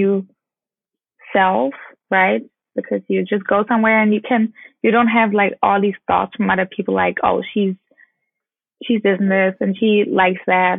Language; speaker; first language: English; non-native, fluent; German